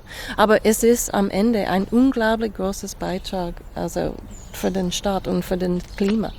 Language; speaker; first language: German; non-native, fluent; English